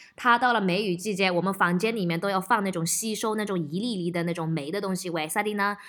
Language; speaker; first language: Chinese; early bilingual, heritage; Chinese